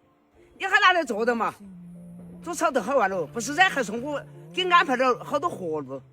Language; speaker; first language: Chinese; native; Chinese